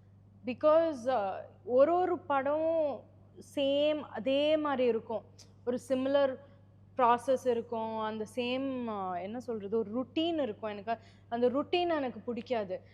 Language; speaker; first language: Tamil; non-native, fluent; Malayalam